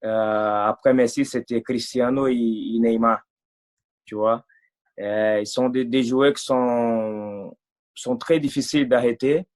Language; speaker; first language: French; non-native, fluent; Portuguese